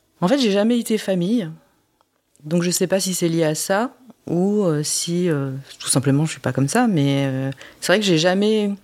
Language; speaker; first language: French; early bilingual, other home language; Korean